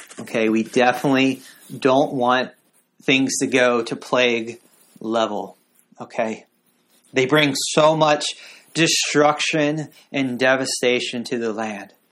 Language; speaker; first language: English; native; English